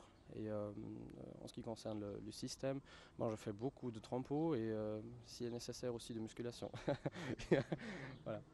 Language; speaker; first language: French; non-native, fluent; German